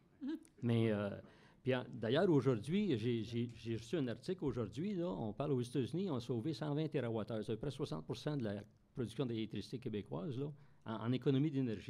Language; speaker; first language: French; native; French